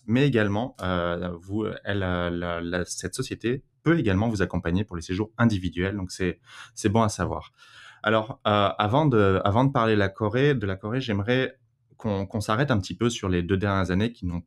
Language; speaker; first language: French; native; French